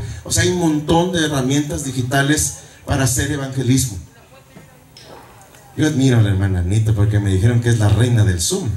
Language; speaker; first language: Spanish; native; Spanish